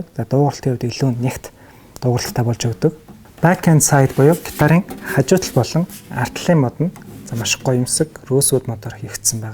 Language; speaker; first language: Mongolian; native; Mongolian